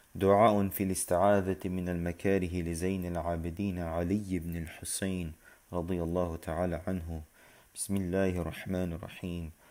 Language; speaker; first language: Arabic; non-native, fluent; Turkish